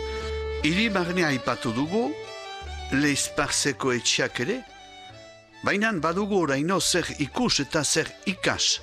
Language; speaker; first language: Basque; native; Basque